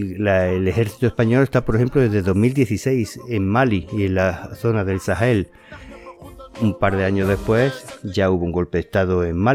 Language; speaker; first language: Spanish; native; Spanish